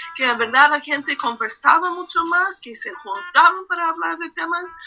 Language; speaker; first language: Spanish; non-native, fluent; English